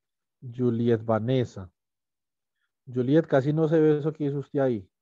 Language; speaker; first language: Spanish; native; Spanish